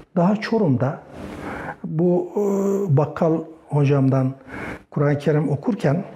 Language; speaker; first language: Turkish; native; Turkish